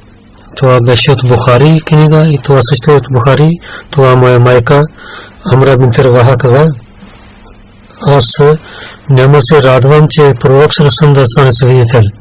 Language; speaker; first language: Bulgarian; non-native, learner; Urdu